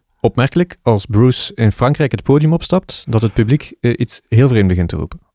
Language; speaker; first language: Dutch; native; Dutch